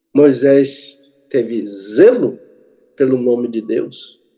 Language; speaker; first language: Portuguese; native; Portuguese